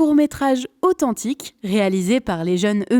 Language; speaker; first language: French; native; French